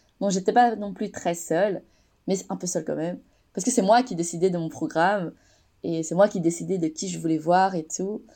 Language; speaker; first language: French; native; French